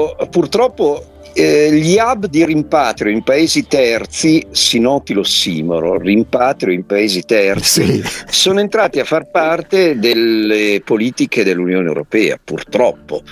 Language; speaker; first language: Italian; native; Italian